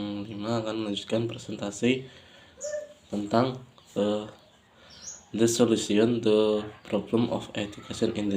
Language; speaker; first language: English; non-native, learner; Indonesian